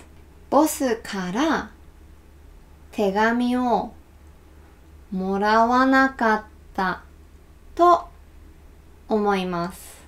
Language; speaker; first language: Japanese; non-native, learner; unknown